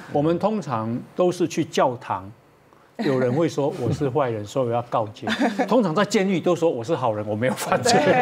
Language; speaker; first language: Chinese; native; Chinese